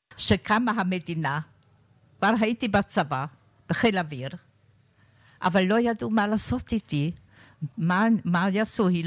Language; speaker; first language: Hebrew; non-native, fluent; German